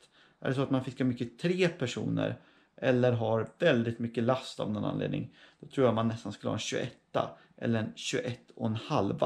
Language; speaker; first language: Swedish; native; Swedish